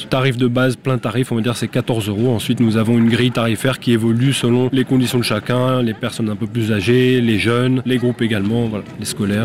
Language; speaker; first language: French; native; French